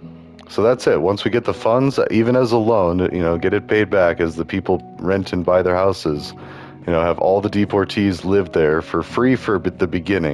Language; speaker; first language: English; native; English